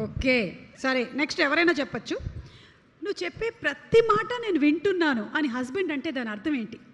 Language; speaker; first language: Telugu; native; Telugu